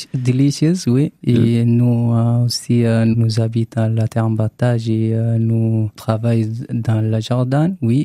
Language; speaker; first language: French; non-native, learner; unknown